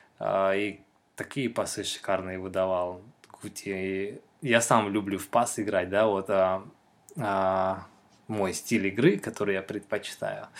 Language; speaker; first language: Russian; non-native, local second language; Kyrgyz